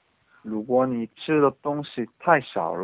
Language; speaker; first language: Chinese; non-native, learner; Korean